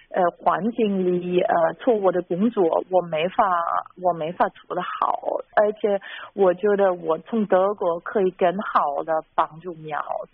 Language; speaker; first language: Chinese; non-native, fluent; German